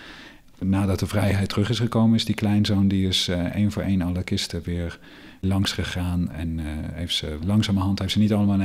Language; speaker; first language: Dutch; native; Dutch